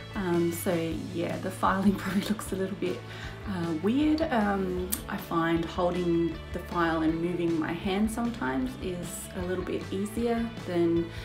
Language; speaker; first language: English; native; English